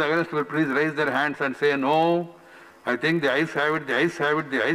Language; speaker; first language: English; non-native, local second language; Hindi